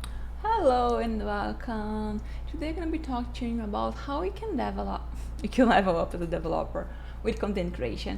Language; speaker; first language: English; non-native, fluent; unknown